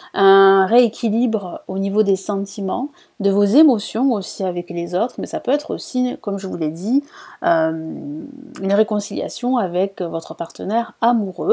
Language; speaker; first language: French; native; French